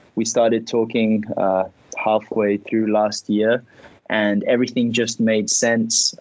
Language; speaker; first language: English; early bilingual, heritage; Spanish